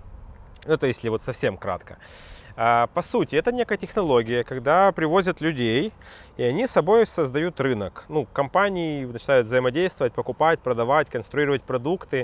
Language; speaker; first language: Russian; native; Russian